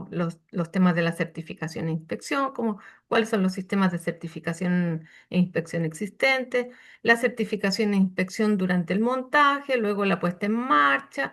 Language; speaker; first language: Spanish; native; Spanish